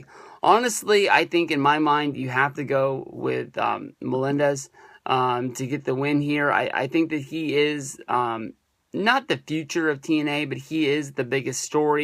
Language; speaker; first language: English; native; English